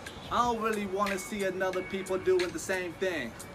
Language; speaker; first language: English; early bilingual, other home language; Chinese